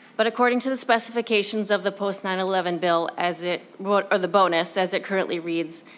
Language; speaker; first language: English; native; English